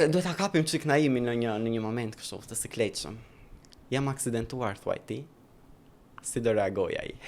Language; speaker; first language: Albanian; native; Albanian